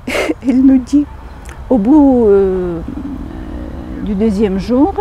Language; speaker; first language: French; non-native, fluent; Ukrainian